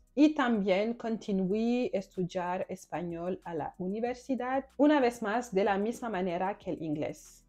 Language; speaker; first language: Spanish; non-native, fluent; French